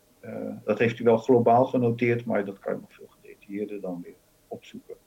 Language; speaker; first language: Dutch; native; Dutch